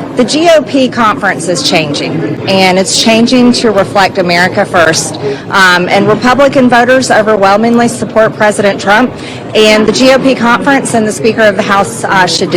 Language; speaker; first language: English; native; English